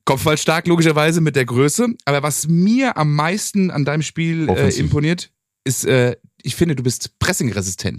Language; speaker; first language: German; native; German